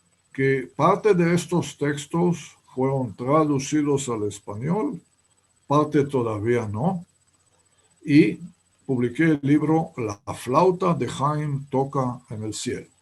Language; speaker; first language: Spanish; non-native, fluent; Hebrew